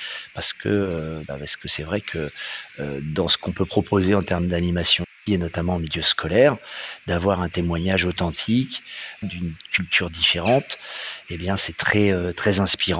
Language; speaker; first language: French; native; French